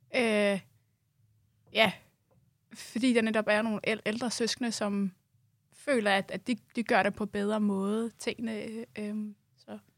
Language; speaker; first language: Danish; early bilingual, other home language; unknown